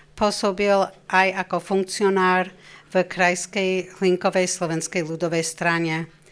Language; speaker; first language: Slovak; non-native, fluent; English